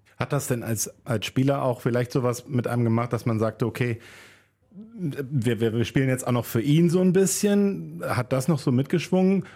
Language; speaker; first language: German; native; German